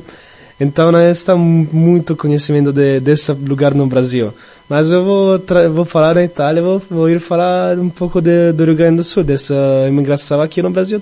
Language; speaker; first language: Portuguese; non-native, learner; Italian